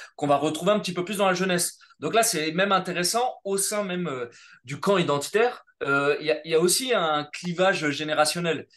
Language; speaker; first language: French; native; French